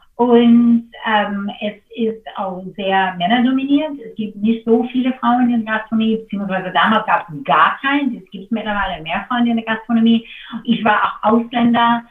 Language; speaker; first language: German; non-native, fluent; English